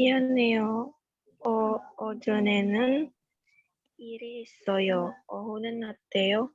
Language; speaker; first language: Korean; non-native, learner; Indonesian